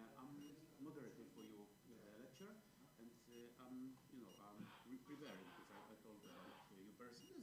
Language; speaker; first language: English; non-native, learner; Polish